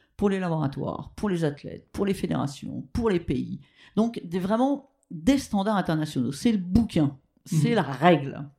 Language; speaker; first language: French; native; French